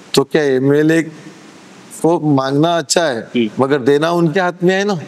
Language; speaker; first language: Hindi; non-native, local second language; Marathi